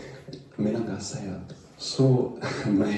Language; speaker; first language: Icelandic; non-native, learner; English